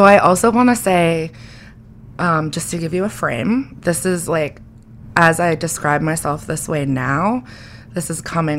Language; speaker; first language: English; native; English